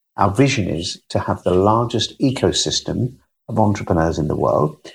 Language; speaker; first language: English; native; English